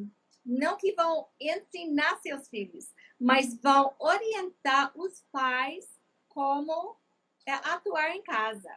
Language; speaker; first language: Portuguese; non-native, fluent; English